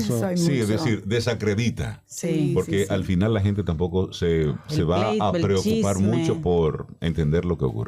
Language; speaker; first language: Spanish; native; Spanish